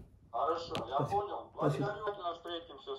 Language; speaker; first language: Russian; native; Russian